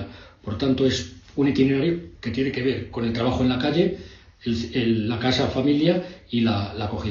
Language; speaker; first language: Spanish; native; Spanish